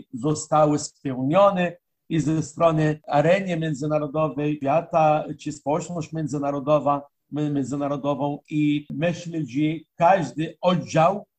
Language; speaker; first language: Polish; non-native, fluent; Arabic